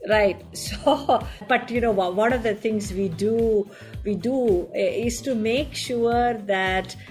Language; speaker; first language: English; non-native, local second language; Tamil